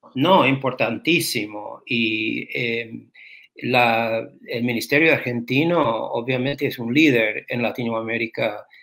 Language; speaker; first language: Spanish; non-native, fluent; English